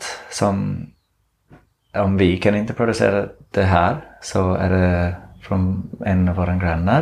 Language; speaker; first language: Swedish; non-native, fluent; English